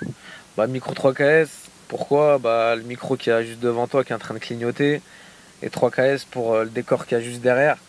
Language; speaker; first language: French; native; French